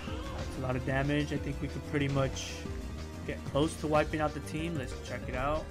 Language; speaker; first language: English; native; English